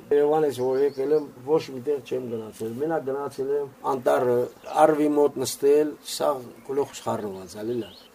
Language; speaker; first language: Armenian; native; Armenian